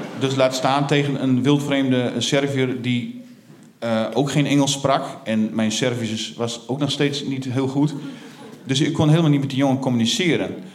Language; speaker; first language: Dutch; native; Dutch